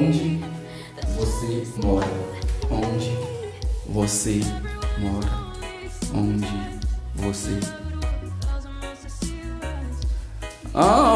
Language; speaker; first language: Portuguese; non-native, learner; Haitian Creole